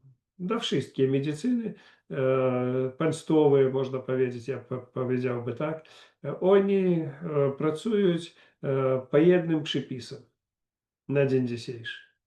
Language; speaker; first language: Polish; non-native, learner; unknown